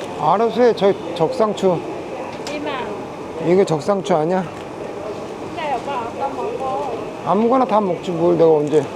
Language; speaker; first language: Korean; native; Korean